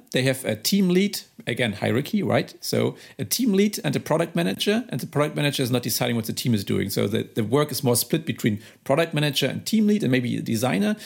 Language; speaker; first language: English; non-native, fluent; German